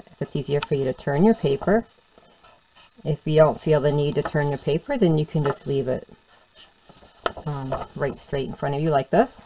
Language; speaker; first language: English; native; English